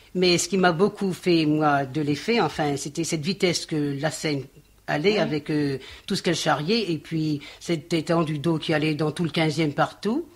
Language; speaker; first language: French; native; French